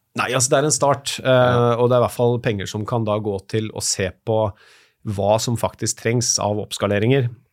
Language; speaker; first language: Norwegian; native; Norwegian